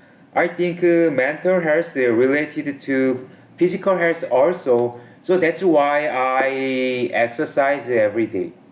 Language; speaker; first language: English; non-native, learner; Korean